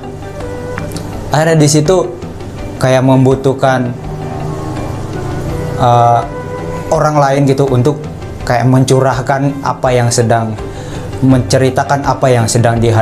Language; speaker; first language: Indonesian; non-native, local second language; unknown